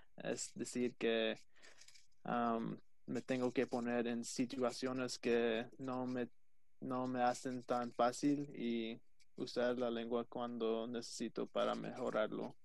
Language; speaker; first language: Spanish; early bilingual, heritage; English